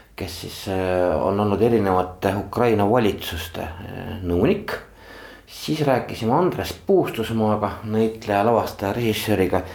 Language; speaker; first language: Estonian; native; Estonian